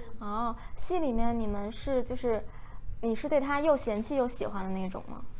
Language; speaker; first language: Chinese; native; Chinese